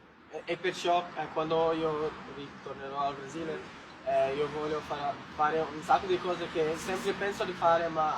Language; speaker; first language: Italian; non-native, learner; Portuguese